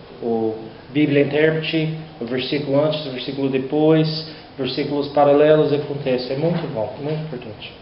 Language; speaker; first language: Portuguese; non-native, learner; English